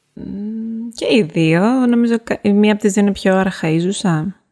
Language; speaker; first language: Greek; native; Greek